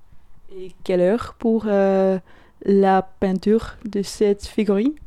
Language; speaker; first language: French; non-native, learner; Dutch